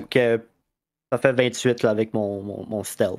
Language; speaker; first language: French; native; French